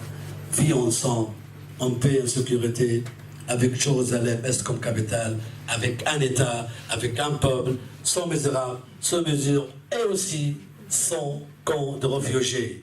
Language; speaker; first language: French; non-native, fluent; Arabic